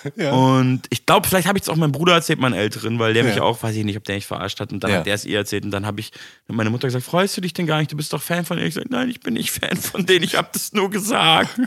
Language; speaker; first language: German; native; German